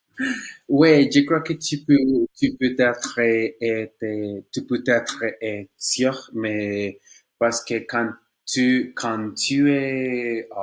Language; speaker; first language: French; non-native, learner; Spanish